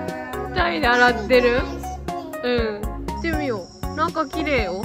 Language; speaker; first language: Japanese; native; Japanese